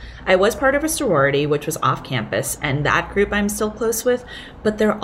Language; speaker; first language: English; early bilingual, other home language; Cantonese